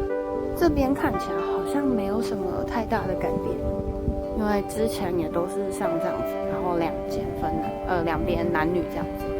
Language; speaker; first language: Chinese; native; Chinese